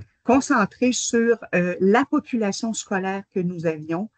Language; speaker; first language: French; native; French